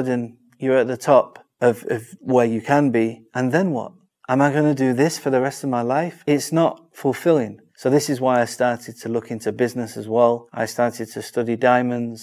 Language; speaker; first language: English; native; English